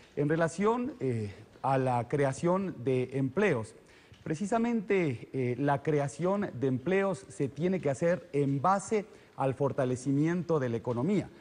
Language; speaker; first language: Spanish; native; Spanish